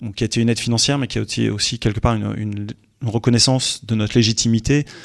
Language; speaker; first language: French; native; French